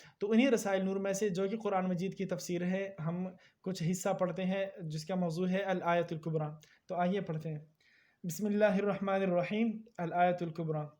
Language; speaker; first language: Urdu; native; Urdu